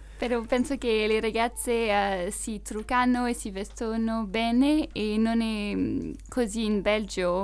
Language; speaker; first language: Italian; non-native, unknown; French